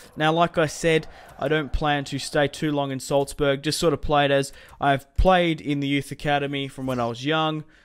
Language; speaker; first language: English; native; English